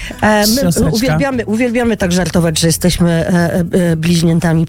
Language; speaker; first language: Polish; native; Polish